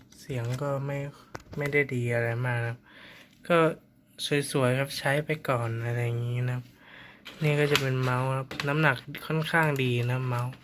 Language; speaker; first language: Thai; native; Thai